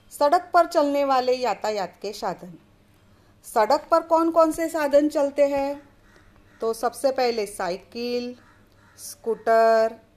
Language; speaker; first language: Hindi; non-native, local second language; Gujarati